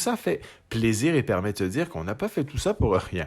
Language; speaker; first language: French; native; French